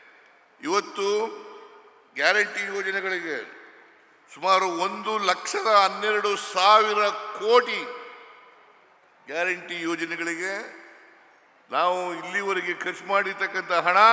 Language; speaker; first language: Kannada; native; Kannada